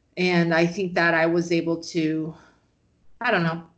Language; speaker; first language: English; non-native, fluent; Portuguese